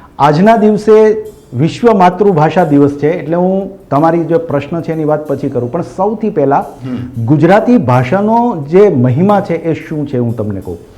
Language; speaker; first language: Gujarati; native; Gujarati